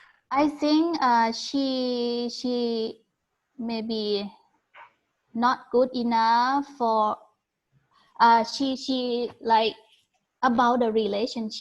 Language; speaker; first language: English; non-native, learner; Thai